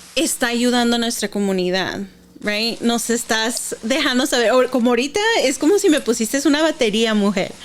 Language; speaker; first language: Spanish; early bilingual, heritage; Spanish